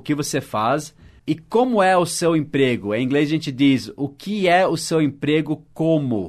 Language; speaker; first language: Portuguese; non-native, fluent; English